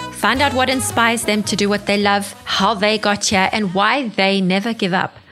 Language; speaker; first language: English; native; English